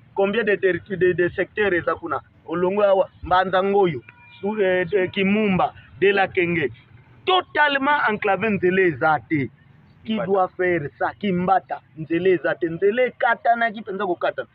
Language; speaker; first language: Lingala; non-native, local second language; Kongo